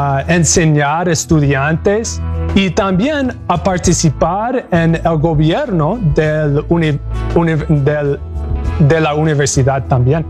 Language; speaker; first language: Spanish; non-native, learner; English